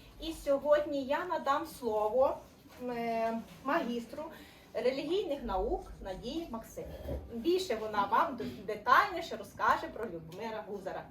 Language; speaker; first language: Ukrainian; native; Ukrainian